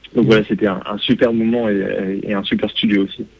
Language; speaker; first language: French; native; French